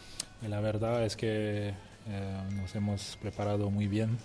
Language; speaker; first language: Spanish; non-native, fluent; French